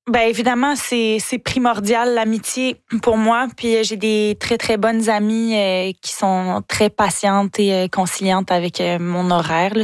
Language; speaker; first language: French; native; French